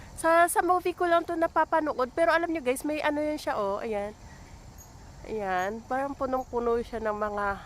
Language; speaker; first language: Filipino; native; Filipino